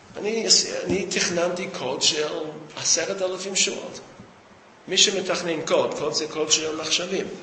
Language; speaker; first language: Hebrew; non-native, fluent; English